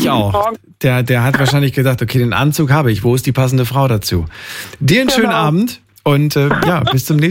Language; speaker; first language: German; native; German